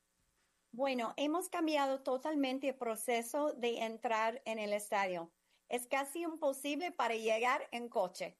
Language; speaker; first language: Spanish; non-native, fluent; English